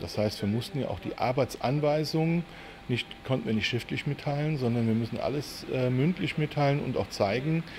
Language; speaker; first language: German; native; German